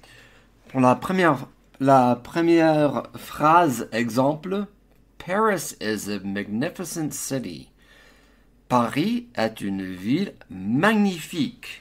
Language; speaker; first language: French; non-native, fluent; English